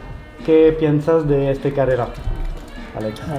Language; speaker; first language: Spanish; non-native, learner; French